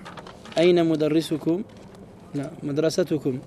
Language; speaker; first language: Arabic; early bilingual, heritage; Arabic